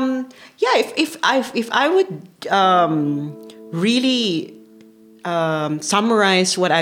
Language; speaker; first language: English; non-native, local second language; Filipino